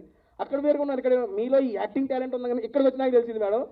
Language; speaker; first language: Telugu; native; Telugu